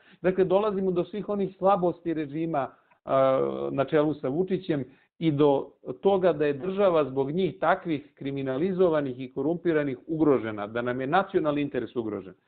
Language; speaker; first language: Serbian; native; Serbian